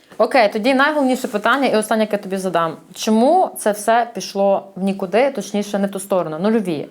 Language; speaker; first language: Ukrainian; native; Ukrainian